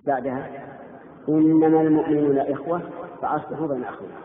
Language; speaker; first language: Arabic; native; Arabic